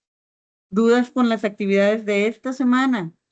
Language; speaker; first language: Spanish; native; Spanish